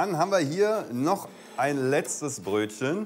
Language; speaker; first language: German; native; German